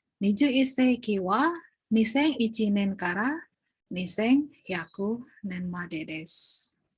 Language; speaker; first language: Japanese; non-native, learner; Indonesian